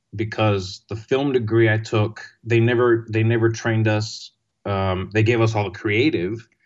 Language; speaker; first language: English; non-native, fluent; Greek